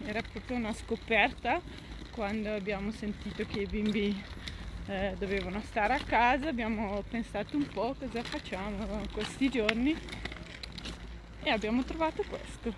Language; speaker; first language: Italian; non-native, fluent; Dutch